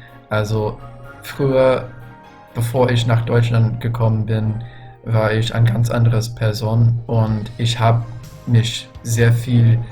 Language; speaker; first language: German; non-native, fluent; English